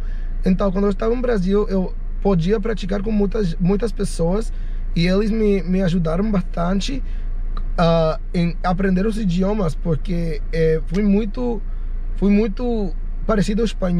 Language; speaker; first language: Portuguese; non-native, fluent; English